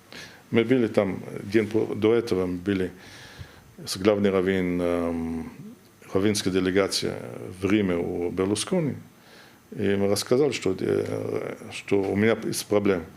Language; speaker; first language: Russian; non-native, fluent; German